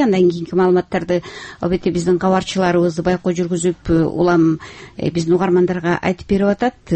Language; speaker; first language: Kyrgyz; native; Kyrgyz